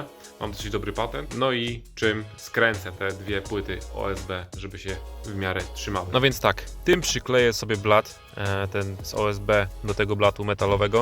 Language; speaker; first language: Polish; native; Polish